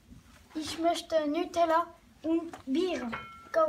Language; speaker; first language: German; non-native, learner; French